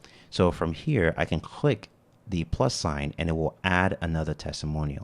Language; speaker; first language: English; native; English